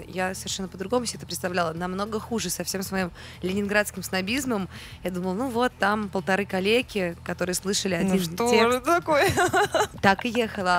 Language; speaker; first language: Russian; native; Russian